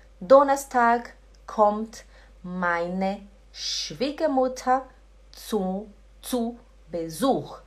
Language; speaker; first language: German; non-native, learner; Portuguese